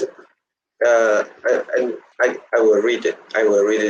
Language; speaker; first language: English; non-native, learner; Chinese